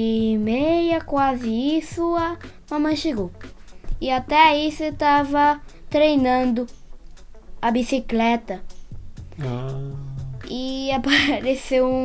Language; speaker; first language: Portuguese; early bilingual, heritage; Portuguese